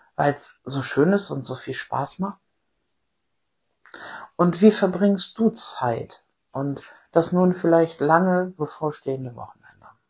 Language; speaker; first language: German; native; German